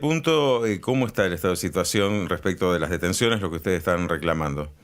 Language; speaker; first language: Spanish; native; Spanish